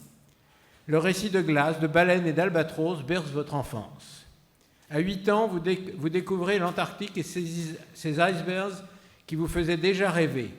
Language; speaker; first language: French; native; French